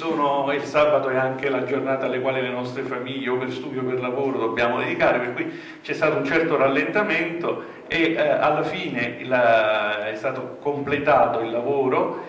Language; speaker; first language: Italian; native; Italian